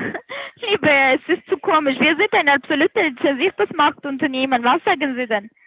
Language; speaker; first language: German; non-native, learner; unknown